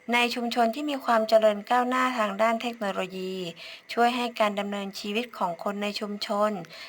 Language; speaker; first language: Thai; native; Thai